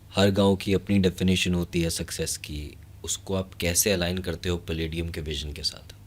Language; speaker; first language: Hindi; native; Hindi